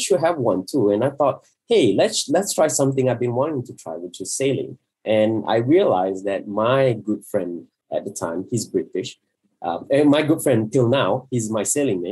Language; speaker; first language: English; non-native, local second language; Malay